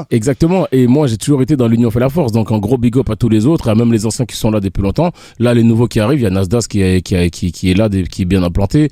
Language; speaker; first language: French; early bilingual, other home language; Haitian Creole